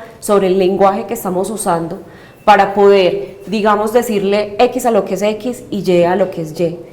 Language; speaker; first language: Spanish; native; Spanish